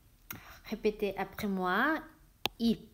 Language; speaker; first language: French; non-native, fluent; Korean